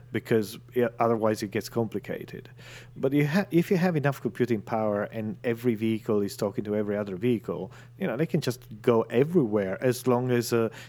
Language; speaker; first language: English; non-native, fluent; Italian